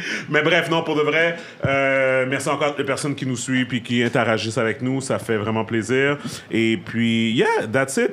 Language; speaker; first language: French; native; French